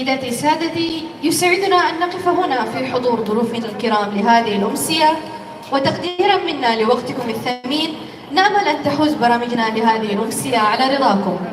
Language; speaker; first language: Arabic; native; Arabic